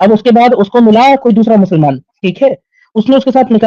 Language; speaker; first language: Hindi; native; Hindi